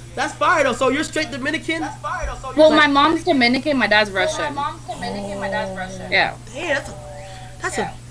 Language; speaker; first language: English; non-native, fluent; Spanish